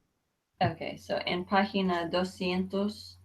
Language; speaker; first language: Spanish; non-native, fluent; English